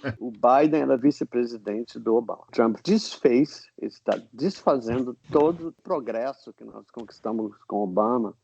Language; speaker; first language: Portuguese; non-native, fluent; English